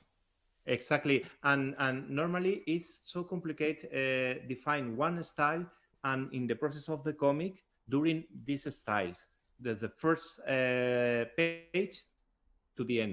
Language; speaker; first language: English; non-native, learner; Spanish